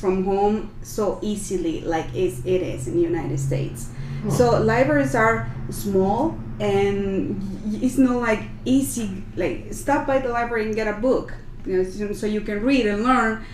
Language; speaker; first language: English; non-native, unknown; Spanish